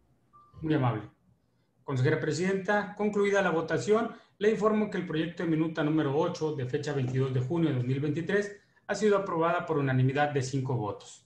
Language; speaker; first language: Spanish; native; Spanish